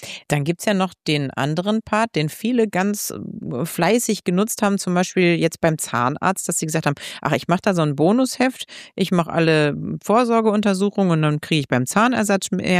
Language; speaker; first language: German; native; German